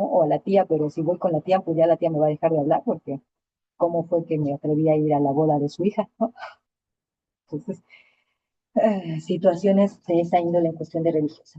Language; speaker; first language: Spanish; native; Spanish